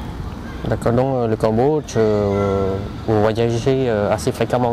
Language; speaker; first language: French; native; French